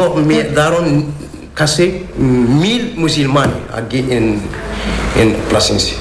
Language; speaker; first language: Spanish; non-native, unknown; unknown